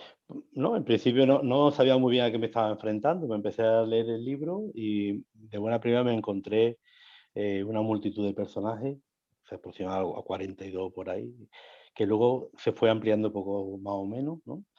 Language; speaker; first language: Spanish; native; Spanish